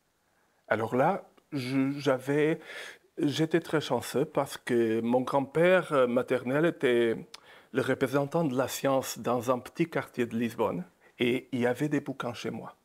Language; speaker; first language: French; non-native, fluent; Portuguese